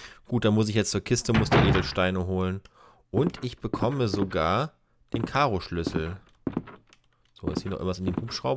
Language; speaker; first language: German; native; German